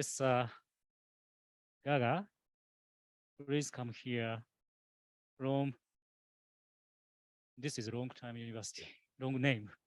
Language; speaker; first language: English; non-native, learner; Japanese